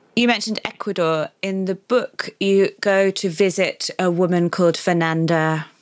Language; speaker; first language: English; native; English